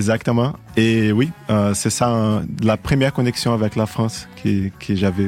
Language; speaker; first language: French; non-native, fluent; Portuguese